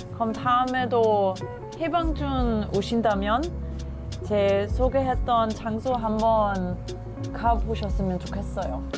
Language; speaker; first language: Korean; non-native, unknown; German